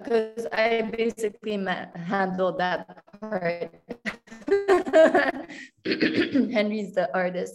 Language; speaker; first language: English; non-native, local second language; French